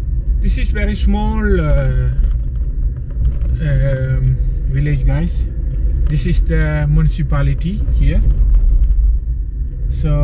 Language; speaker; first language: English; non-native, fluent; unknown